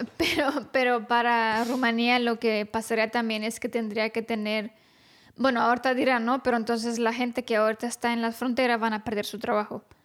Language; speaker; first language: Spanish; non-native, fluent; Romanian